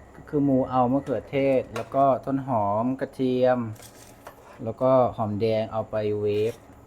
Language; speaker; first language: Thai; non-native, local second language; S'gaw Karen